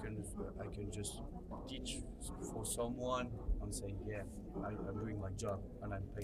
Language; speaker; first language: English; non-native, learner; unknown